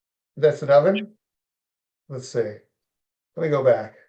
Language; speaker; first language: English; native; English